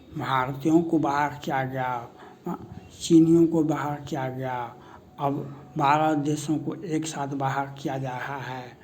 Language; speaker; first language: Hindi; native; Hindi